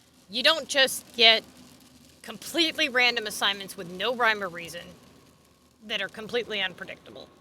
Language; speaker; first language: English; native; English